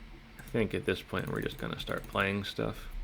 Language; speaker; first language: English; native; English